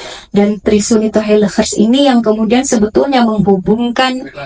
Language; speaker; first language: Indonesian; native; Indonesian